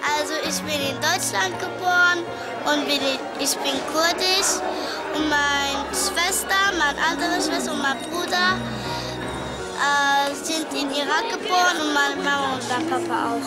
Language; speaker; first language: German; early bilingual, other home language; Kurdish